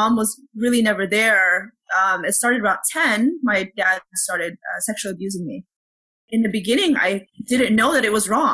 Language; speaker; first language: English; early bilingual, other home language; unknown